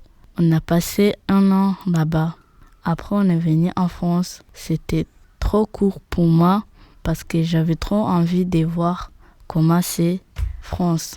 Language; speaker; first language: French; non-native, learner; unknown